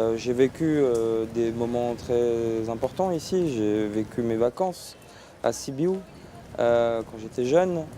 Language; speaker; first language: French; early bilingual, other home language; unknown